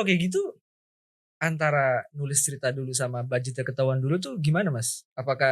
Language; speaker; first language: Indonesian; native; Indonesian